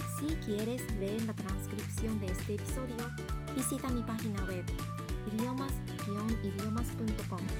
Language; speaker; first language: Spanish; non-native, fluent; Japanese